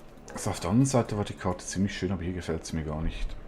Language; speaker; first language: German; native; German